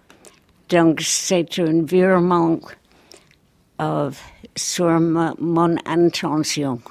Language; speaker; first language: French; non-native, fluent; English